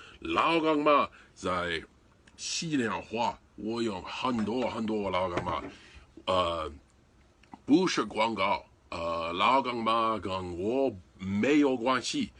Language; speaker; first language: Chinese; non-native, learner; English